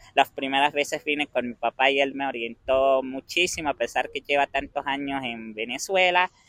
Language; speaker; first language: Spanish; native; Spanish